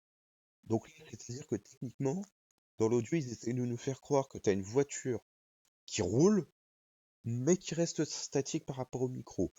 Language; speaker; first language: French; native; French